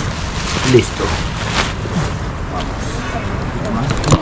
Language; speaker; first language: Spanish; non-native, learner; Filipino